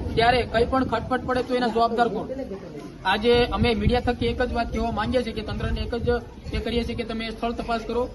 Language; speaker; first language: Gujarati; native; Gujarati